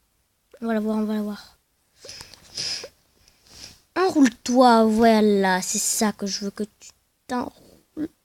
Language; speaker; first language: French; native; French